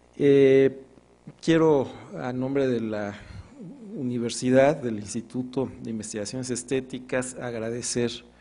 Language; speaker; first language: Spanish; native; Spanish